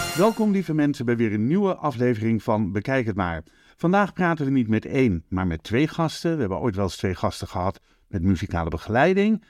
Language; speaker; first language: Dutch; native; Dutch